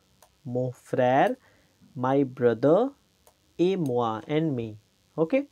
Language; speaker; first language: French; non-native, fluent; Hindi